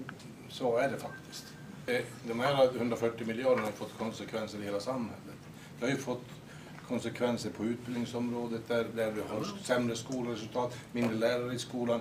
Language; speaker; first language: Swedish; native; Swedish